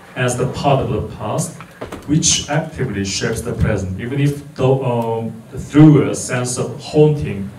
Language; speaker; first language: English; non-native, fluent; Korean